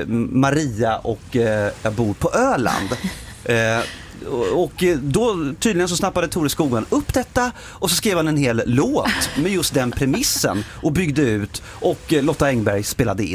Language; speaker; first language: Swedish; native; Swedish